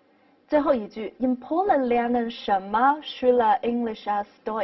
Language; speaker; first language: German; non-native, fluent; Chinese